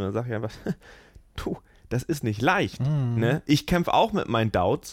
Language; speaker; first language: German; native; German